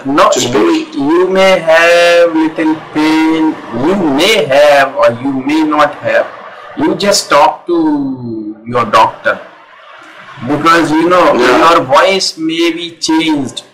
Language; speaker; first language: English; non-native, local second language; Hindi